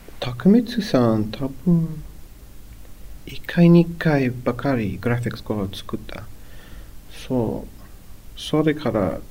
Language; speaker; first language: Japanese; non-native, learner; English